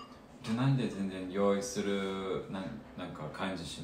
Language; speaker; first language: Japanese; non-native, fluent; Lithuanian